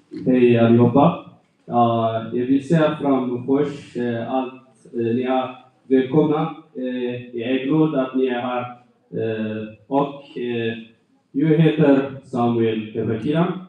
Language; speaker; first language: Swedish; non-native, fluent; Tigrinya